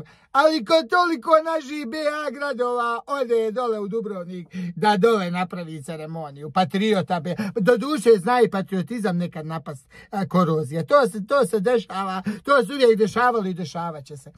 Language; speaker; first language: Croatian; native; Croatian